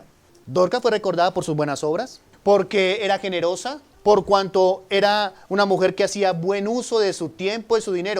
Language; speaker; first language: Spanish; native; Spanish